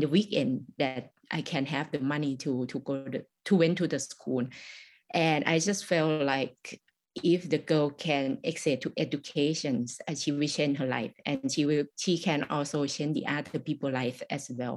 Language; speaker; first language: English; non-native, learner; Thai